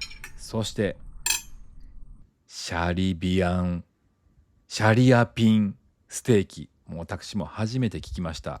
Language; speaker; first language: Japanese; native; Japanese